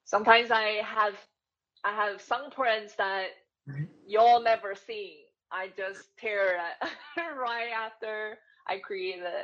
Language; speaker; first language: English; non-native, fluent; Chinese